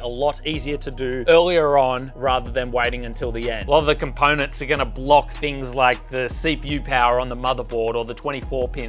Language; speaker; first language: English; native; English